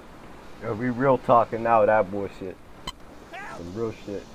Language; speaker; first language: English; native; English